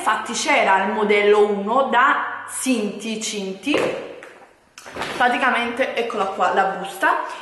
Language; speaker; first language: Italian; native; Italian